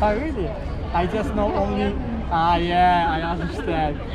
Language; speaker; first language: English; non-native, learner; Turkish